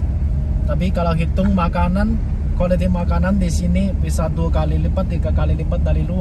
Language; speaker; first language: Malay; non-native, learner; Chinese